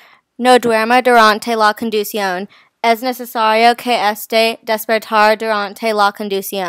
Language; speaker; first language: Spanish; non-native, learner; English